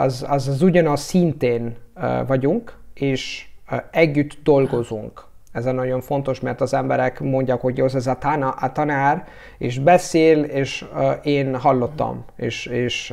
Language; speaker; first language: Hungarian; non-native, learner; Italian